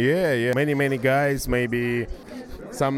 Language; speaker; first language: English; non-native, learner; Russian